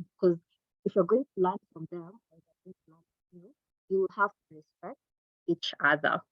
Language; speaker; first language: English; non-native, local second language; Swahili